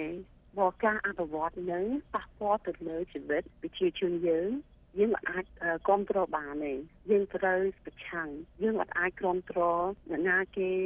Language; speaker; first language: Khmer; early bilingual, heritage; Khmer